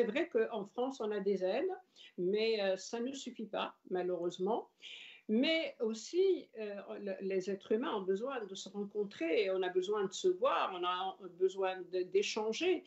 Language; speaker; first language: French; non-native, local second language; Arabic